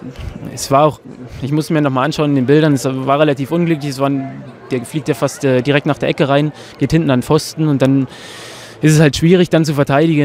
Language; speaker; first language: German; native; German